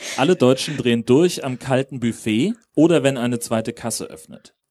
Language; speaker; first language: German; native; German